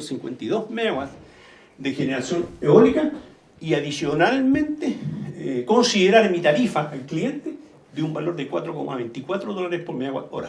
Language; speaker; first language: Spanish; native; Spanish